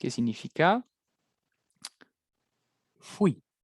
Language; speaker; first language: Spanish; non-native, fluent; French